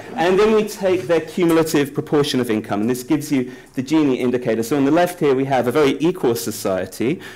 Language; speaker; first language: English; native; English